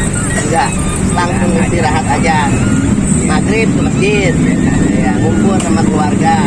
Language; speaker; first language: Indonesian; non-native, local second language; Sundanese